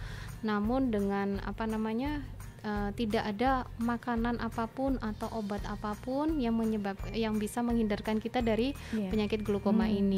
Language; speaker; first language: Indonesian; native; Indonesian